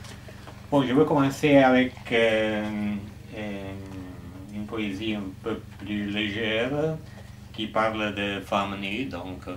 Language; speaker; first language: French; non-native, fluent; Italian